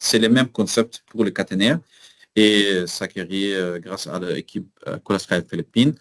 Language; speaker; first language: French; non-native, learner; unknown